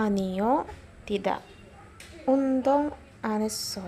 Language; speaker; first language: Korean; non-native, fluent; Indonesian